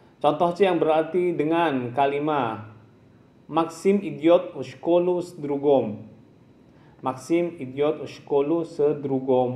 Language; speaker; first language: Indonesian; non-native, local second language; Javanese